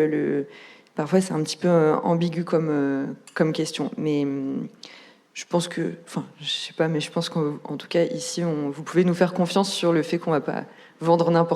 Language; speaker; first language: French; native; French